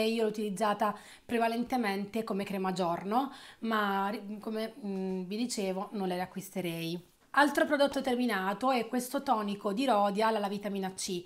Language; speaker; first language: Italian; native; Italian